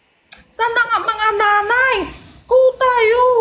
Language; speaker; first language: Filipino; non-native, local second language; Cebuano